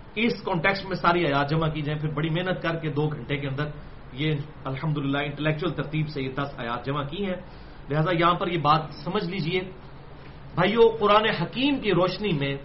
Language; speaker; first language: Urdu; non-native, local second language; Punjabi